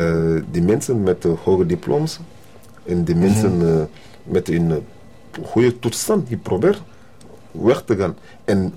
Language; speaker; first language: Dutch; non-native, learner; French